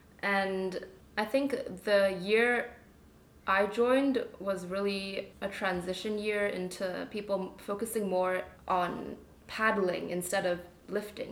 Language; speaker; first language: English; non-native, local second language; Cantonese